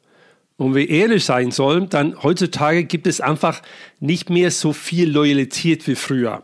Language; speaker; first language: German; non-native, fluent; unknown